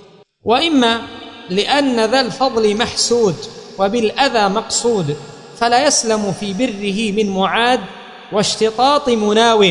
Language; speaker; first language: Arabic; native; Arabic